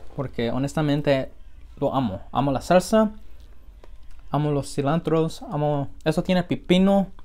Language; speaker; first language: Spanish; early bilingual, heritage; Spanish